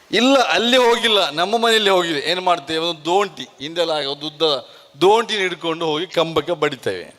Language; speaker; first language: Kannada; non-native, local second language; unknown